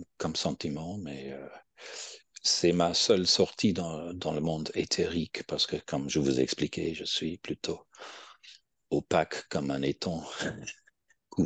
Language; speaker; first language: French; non-native, fluent; English